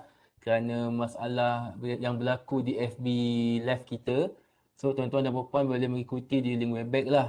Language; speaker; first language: Malay; native; Malay